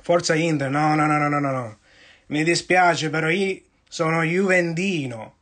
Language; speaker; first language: Italian; early bilingual, heritage; Italian